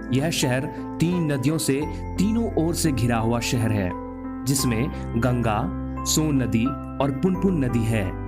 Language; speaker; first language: Hindi; native; Hindi